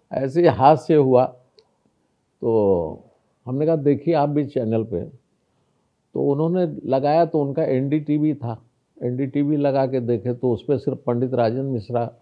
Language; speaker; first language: Hindi; native; Hindi